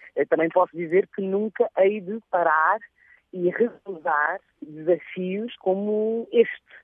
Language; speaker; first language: Portuguese; non-native, local second language; Kabuverdianu